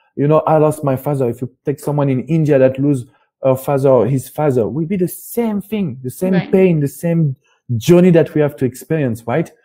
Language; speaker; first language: English; non-native, fluent; French